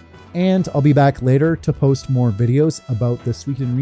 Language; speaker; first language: English; native; English